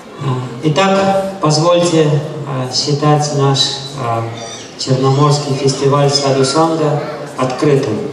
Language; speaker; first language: Russian; native; Russian